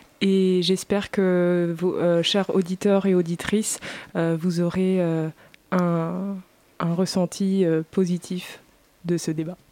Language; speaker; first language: French; native; French